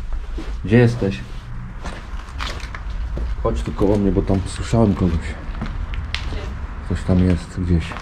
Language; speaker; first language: Polish; native; Polish